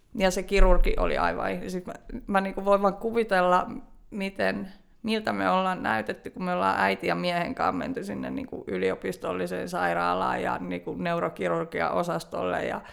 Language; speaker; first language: Finnish; native; Finnish